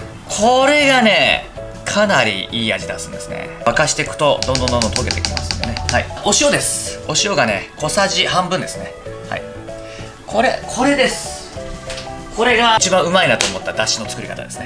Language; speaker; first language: Japanese; native; Japanese